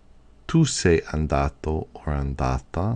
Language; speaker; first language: Italian; non-native, fluent; English